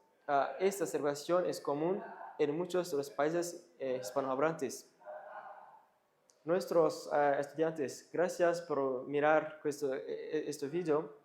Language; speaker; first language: Spanish; non-native, fluent; Kinyarwanda